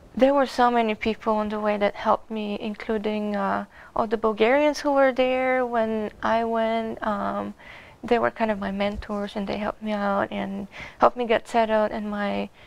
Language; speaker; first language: English; non-native, fluent; Bulgarian